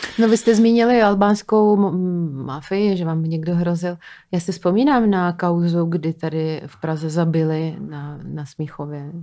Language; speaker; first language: Czech; non-native, fluent; Slovak